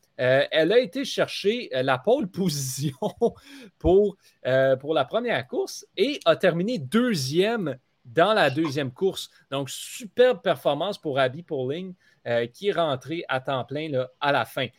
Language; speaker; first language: French; native; French